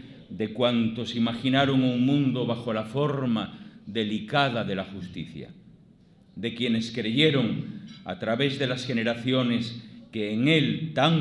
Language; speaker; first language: Spanish; native; Spanish